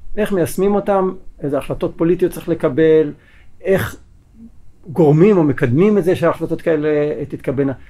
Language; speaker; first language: Hebrew; native; Hebrew